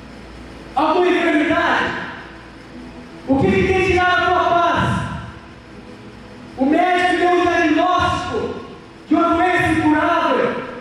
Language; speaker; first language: Portuguese; native; Portuguese